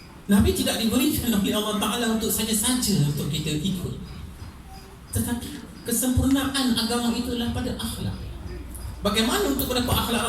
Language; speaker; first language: Malay; native; Malay